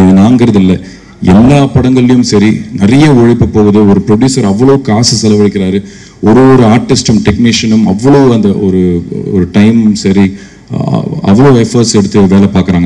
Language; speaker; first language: Tamil; native; Tamil